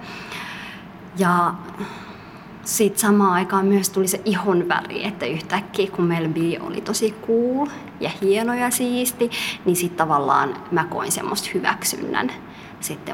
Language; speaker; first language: Finnish; early bilingual, other home language; Somali